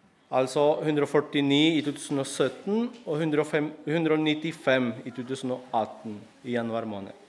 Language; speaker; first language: Norwegian; non-native, fluent; Spanish